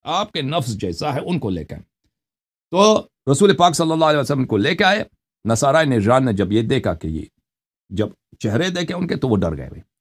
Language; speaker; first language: Urdu; non-native, local second language; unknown